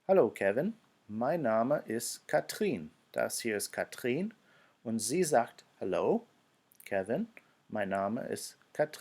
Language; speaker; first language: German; non-native, fluent; English